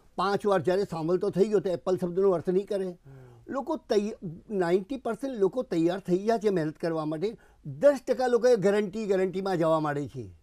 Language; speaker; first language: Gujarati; non-native, local second language; Hindi